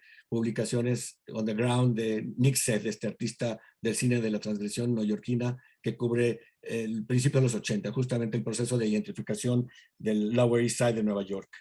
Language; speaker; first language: Spanish; native; Spanish